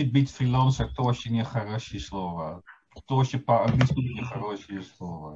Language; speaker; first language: Russian; non-native, fluent; Dutch